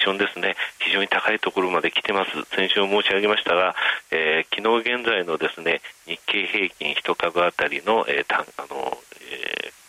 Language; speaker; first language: Japanese; native; Japanese